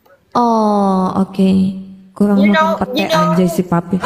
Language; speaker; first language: Indonesian; native; Indonesian